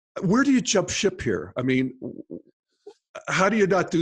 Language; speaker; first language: English; native; English